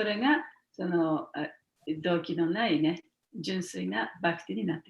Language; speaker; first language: Japanese; native; Japanese